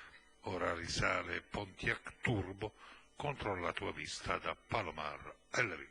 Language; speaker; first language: Italian; native; Italian